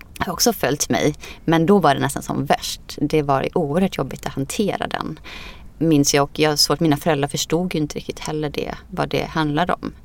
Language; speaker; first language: Swedish; early bilingual, other home language; Icelandic